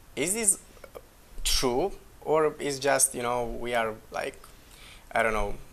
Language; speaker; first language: English; non-native, fluent; Romanian